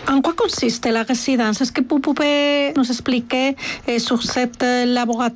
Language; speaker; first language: French; non-native, fluent; Spanish